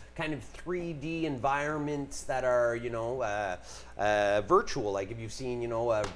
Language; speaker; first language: English; native; English